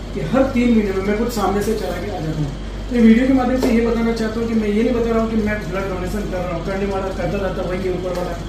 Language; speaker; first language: Hindi; non-native, local second language; Gujarati